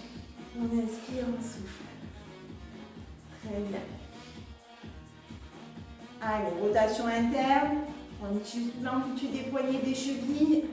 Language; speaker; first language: French; native; French